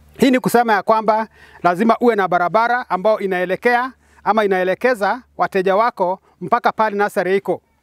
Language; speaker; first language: Swahili; non-native, local second language; Kikuyu